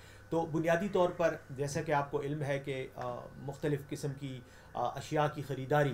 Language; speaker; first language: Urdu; non-native, local second language; Pashto